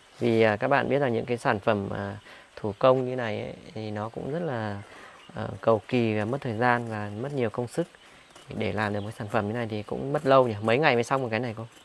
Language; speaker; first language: Vietnamese; native; Vietnamese